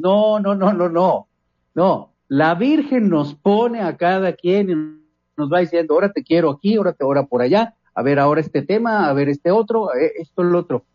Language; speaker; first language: Spanish; native; Spanish